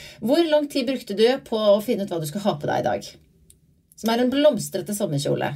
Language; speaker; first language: Norwegian; native; Norwegian